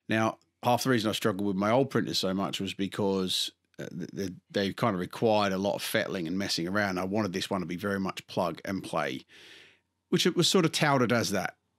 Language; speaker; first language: English; native; English